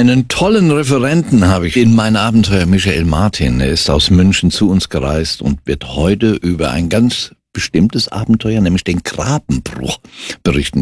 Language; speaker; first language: German; native; German